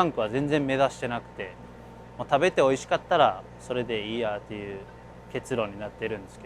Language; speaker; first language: Japanese; native; Japanese